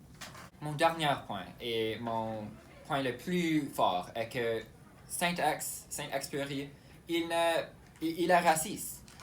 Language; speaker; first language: French; non-native, local second language; English